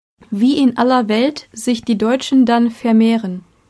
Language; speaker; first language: German; native; German